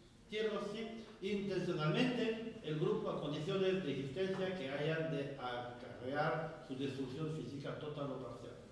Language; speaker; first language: Spanish; non-native, fluent; French